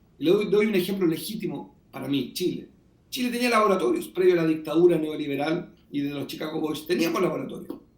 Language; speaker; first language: Spanish; native; Spanish